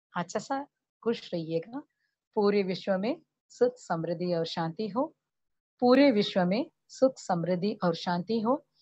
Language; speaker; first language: Hindi; non-native, local second language; Tamil